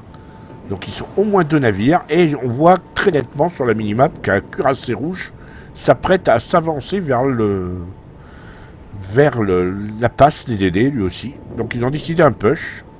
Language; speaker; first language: French; native; French